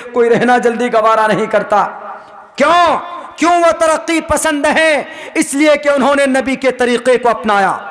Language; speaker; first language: Urdu; native; Urdu